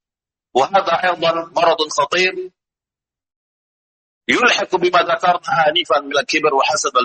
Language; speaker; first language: Arabic; non-native, fluent; Indonesian